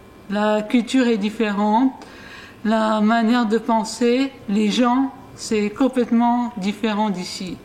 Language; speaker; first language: French; early bilingual, other home language; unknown